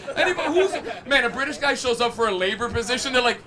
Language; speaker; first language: English; native; English